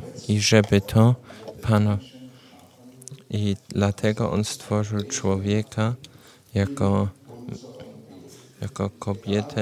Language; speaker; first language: Polish; non-native, learner; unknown